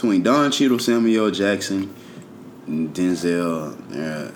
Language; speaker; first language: English; native; English